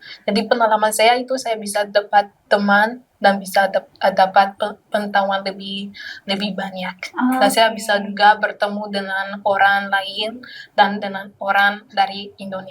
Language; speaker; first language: Indonesian; non-native, learner; Malagasy